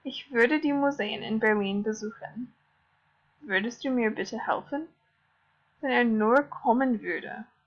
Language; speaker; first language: German; non-native, fluent; English